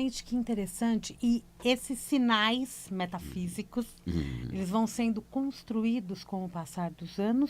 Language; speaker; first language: Portuguese; native; Portuguese